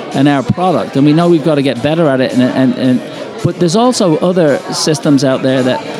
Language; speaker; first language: English; native; English